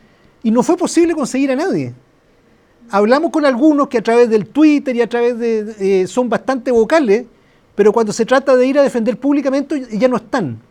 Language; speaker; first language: Spanish; native; Spanish